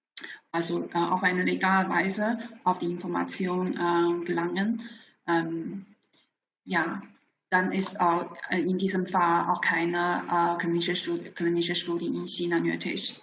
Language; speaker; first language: German; non-native, fluent; Chinese